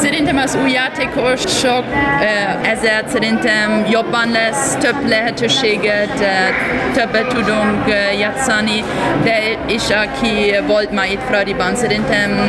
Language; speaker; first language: Hungarian; non-native, learner; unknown